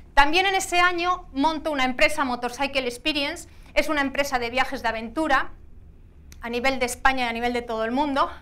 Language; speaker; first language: Spanish; native; Spanish